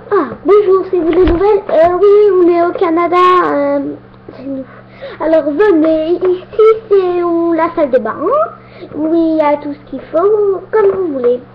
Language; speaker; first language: French; native; French